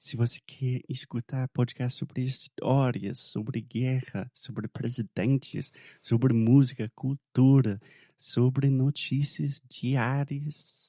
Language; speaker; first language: Portuguese; non-native, fluent; English